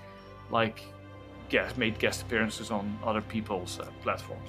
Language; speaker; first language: English; non-native, fluent; Dutch